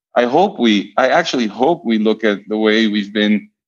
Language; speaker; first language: English; non-native, fluent; Portuguese